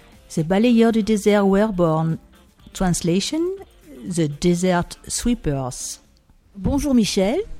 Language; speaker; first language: English; non-native, fluent; French